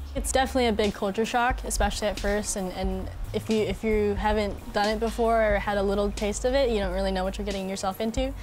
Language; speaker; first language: English; native; English